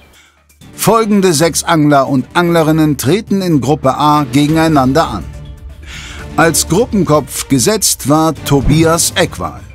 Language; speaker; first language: German; native; German